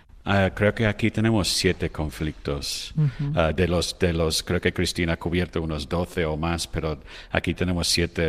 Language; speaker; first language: Spanish; non-native, fluent; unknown